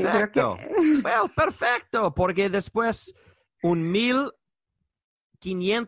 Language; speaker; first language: Spanish; non-native, learner; English